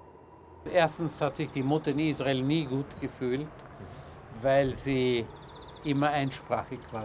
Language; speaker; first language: German; early bilingual, heritage; German